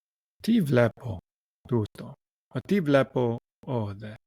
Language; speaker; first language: Greek; non-native, learner; English